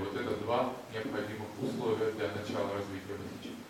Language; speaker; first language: Russian; native; Russian